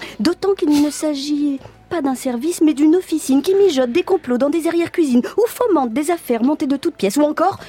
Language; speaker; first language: French; native; French